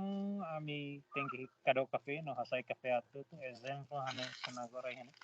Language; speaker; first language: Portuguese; non-native, learner; Tetum